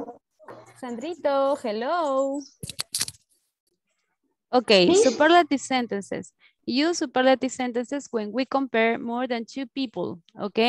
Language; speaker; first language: English; non-native, learner; Spanish